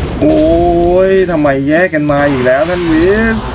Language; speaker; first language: Thai; native; Thai